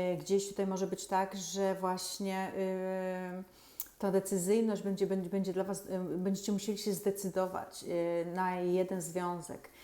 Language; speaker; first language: Polish; native; Polish